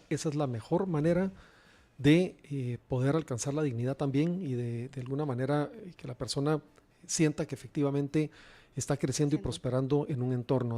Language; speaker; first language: Spanish; native; Spanish